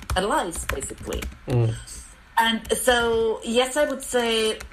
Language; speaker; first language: English; non-native, fluent; German